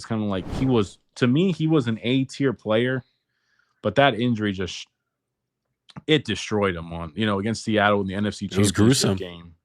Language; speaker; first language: English; native; English